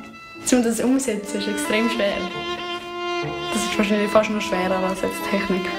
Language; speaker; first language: German; native; German